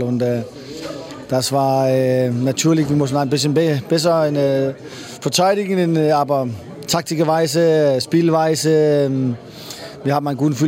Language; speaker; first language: German; non-native, fluent; Danish